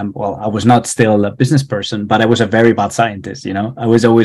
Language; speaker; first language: English; non-native, fluent; Spanish